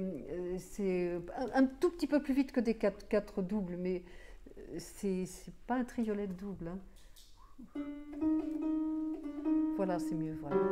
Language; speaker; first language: French; native; French